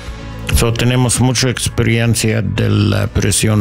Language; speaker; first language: Spanish; non-native, learner; English